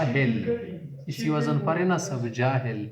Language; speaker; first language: Urdu; native; Urdu